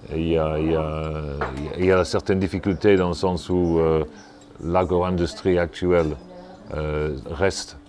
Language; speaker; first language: French; non-native, fluent; English